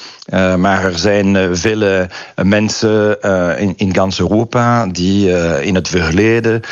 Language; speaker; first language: Dutch; non-native, local second language; French